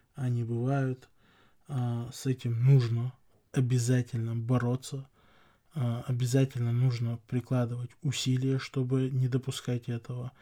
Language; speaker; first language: Russian; non-native, local second language; Chechen